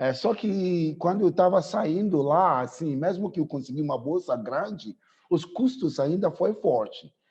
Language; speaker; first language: Portuguese; non-native, fluent; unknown